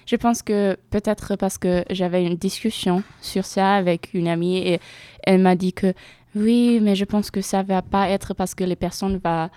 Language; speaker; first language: French; non-native, learner; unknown